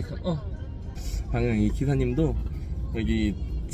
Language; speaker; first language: Korean; native; Korean